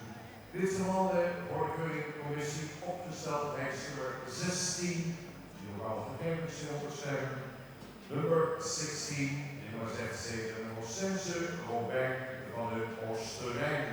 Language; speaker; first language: Dutch; native; Dutch